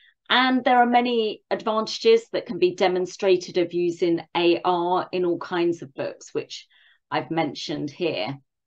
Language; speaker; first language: English; native; English